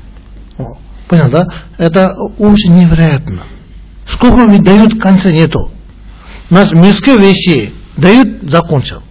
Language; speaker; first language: Russian; non-native, learner; Tibetan